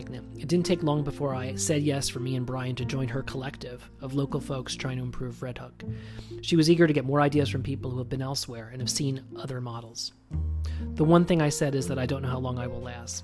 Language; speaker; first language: English; native; English